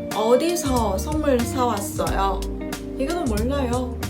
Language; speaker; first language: Korean; non-native, fluent; Chinese